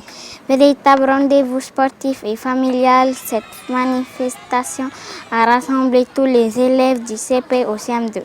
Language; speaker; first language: French; native; French